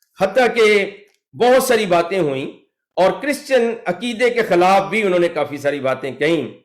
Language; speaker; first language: Urdu; native; Urdu